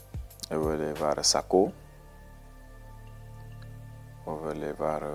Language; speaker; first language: Portuguese; non-native, learner; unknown